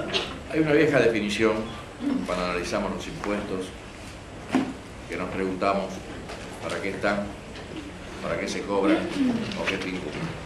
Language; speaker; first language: Spanish; native; Spanish